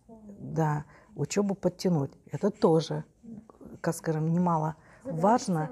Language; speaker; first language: Russian; native; Russian